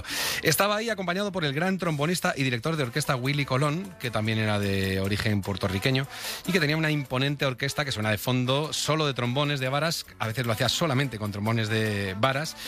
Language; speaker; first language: Spanish; native; Spanish